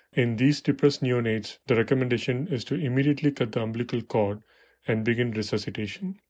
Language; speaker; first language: English; non-native, local second language; Tamil